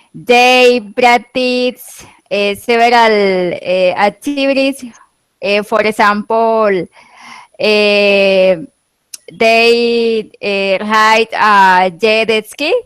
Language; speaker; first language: English; non-native, learner; Spanish